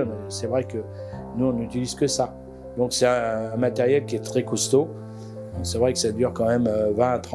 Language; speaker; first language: French; native; French